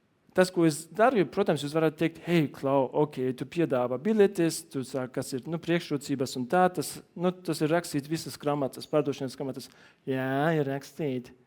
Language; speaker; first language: Latvian; non-native, learner; German